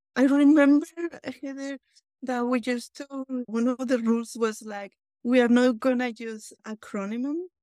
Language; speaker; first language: English; non-native, fluent; Spanish